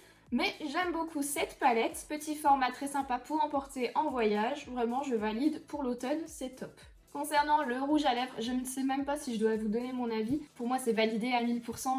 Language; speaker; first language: French; native; French